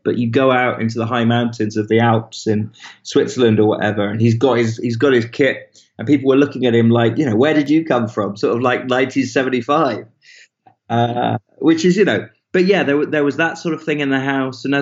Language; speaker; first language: English; native; English